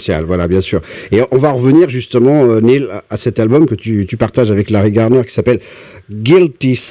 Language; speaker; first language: French; native; French